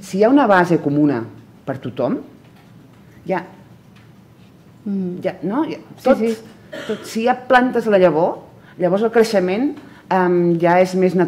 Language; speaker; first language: Catalan; native; Catalan